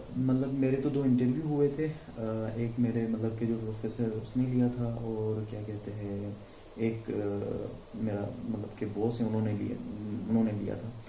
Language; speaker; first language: Urdu; non-native, local second language; Sindhi